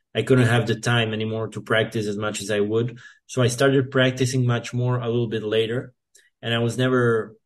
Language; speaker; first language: English; non-native, fluent; Serbian